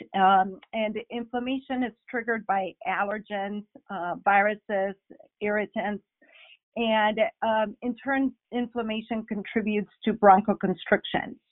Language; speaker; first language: English; non-native, fluent; Spanish